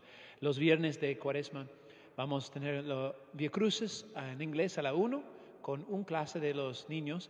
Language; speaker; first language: Spanish; non-native, fluent; English